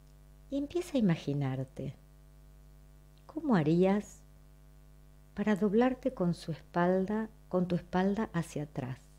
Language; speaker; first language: Spanish; native; Spanish